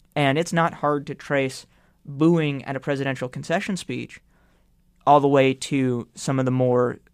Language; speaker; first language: English; native; English